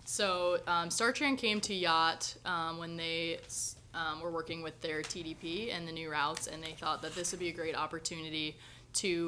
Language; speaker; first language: English; native; English